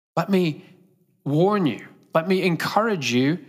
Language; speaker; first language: English; native; English